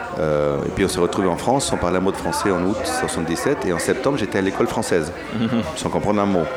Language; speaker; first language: French; early bilingual, other home language; Spanish